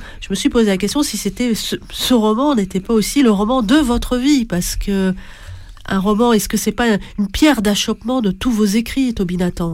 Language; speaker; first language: French; native; French